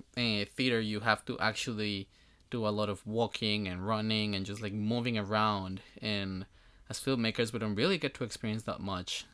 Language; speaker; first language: English; non-native, fluent; Spanish